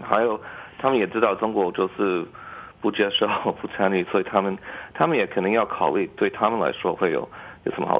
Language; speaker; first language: Chinese; early bilingual, heritage; English